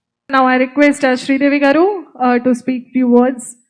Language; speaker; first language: English; non-native, local second language; Telugu